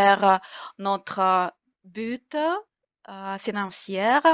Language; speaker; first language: French; non-native, learner; Russian